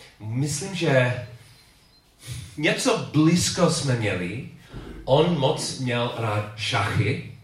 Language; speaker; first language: Czech; non-native, learner; English